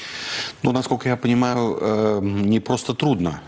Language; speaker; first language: Russian; native; Russian